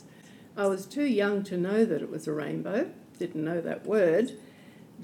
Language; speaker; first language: English; native; English